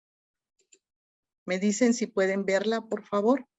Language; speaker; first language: Spanish; native; Spanish